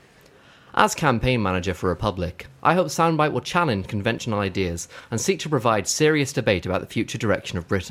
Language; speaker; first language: English; native; English